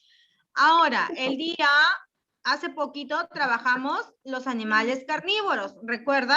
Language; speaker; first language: Spanish; native; Spanish